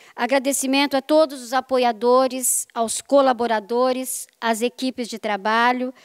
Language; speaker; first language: Portuguese; native; Portuguese